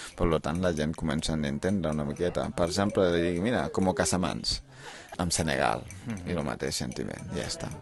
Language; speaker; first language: Catalan; non-native, fluent; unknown